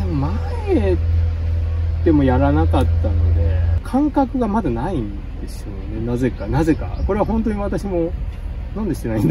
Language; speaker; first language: Japanese; native; Japanese